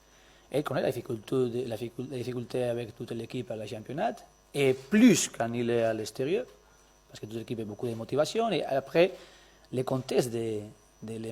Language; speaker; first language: French; non-native, learner; Spanish